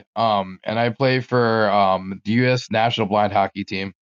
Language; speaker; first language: English; native; English